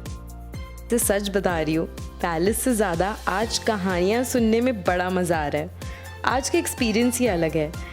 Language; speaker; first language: Hindi; native; Hindi